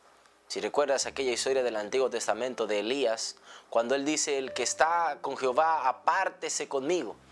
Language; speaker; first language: Spanish; native; Spanish